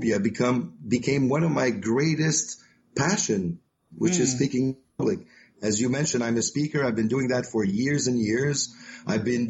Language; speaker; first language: English; non-native, fluent; French